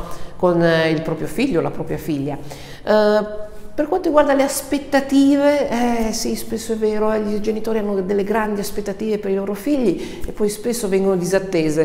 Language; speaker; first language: Italian; native; Italian